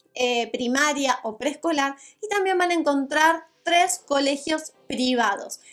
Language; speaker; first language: Spanish; native; Spanish